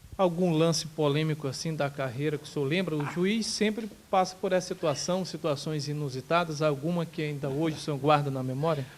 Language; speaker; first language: Portuguese; native; Portuguese